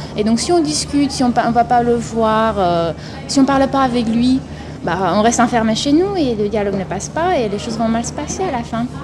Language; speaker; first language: French; non-native, fluent; Romanian